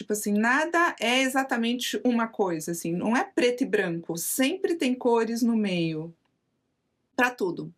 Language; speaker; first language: Portuguese; native; Portuguese